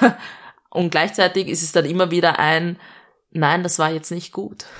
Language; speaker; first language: German; early bilingual, other home language; Malayalam